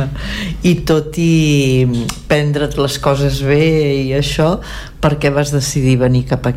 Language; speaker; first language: Catalan; native; Catalan